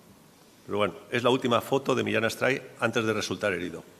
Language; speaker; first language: Spanish; native; Spanish